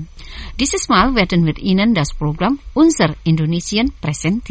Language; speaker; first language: German; non-native, fluent; Indonesian